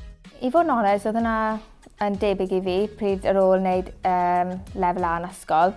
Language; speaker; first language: Welsh; native; Welsh